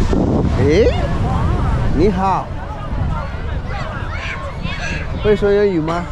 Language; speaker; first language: Chinese; non-native, learner; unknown